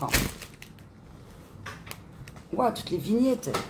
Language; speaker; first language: French; native; French